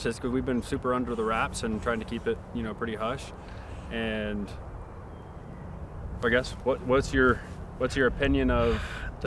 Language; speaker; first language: English; native; English